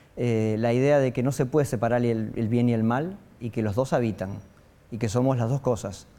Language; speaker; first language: Spanish; native; Spanish